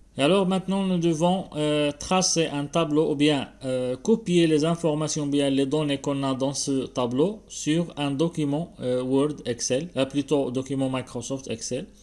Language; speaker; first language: French; non-native, local second language; Arabic